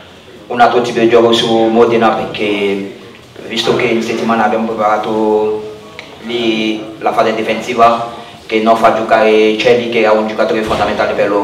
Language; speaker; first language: Italian; non-native, fluent; French